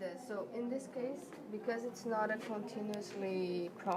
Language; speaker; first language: English; non-native, fluent; Portuguese